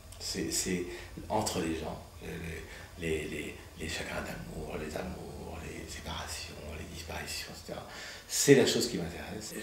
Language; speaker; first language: French; early bilingual, other home language; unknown